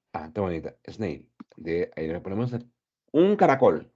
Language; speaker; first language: Spanish; native; Spanish